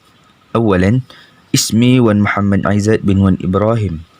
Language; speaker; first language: Arabic; non-native, learner; Malay